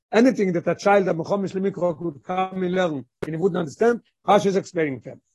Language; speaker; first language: English; non-native, fluent; Hebrew